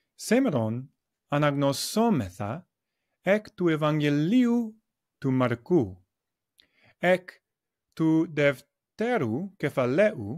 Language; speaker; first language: Greek; non-native, fluent; English